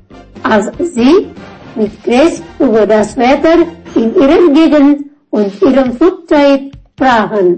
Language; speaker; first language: German; non-native, fluent; Indonesian